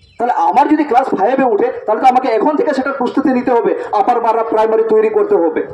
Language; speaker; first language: Bangla; non-native, local second language; Santali